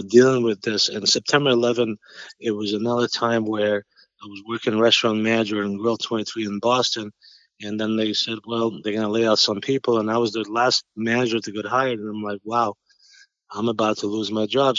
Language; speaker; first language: English; non-native, fluent; Albanian